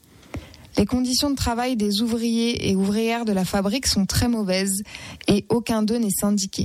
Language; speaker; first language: French; native; French